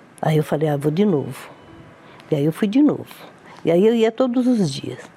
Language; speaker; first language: Portuguese; early bilingual, other home language; Italian